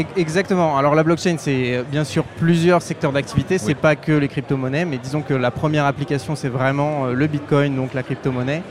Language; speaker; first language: French; native; French